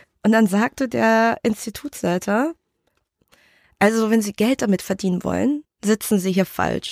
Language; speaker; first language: German; early bilingual, other home language; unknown